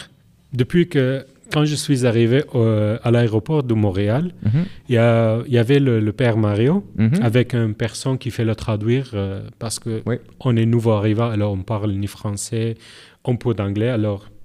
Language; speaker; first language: French; non-native, learner; Arabic